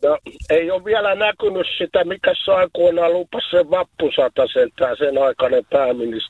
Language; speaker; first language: Finnish; native; Finnish